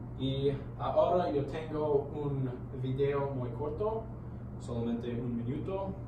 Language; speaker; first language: Spanish; non-native, learner; English